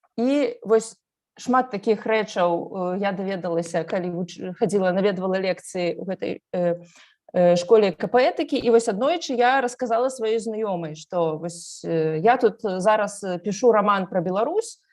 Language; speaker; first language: Belarusian; native; Belarusian